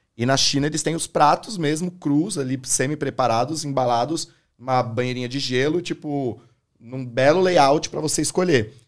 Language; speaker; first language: Portuguese; native; Portuguese